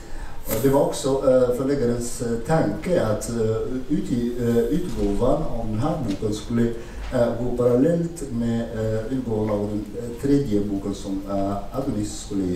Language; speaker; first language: Swedish; non-native, fluent; Arabic